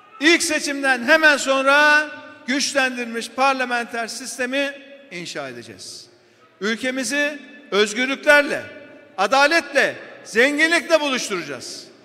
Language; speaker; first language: Turkish; native; Turkish